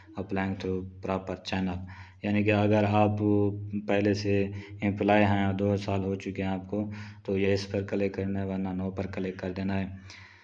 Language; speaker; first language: Urdu; non-native, local second language; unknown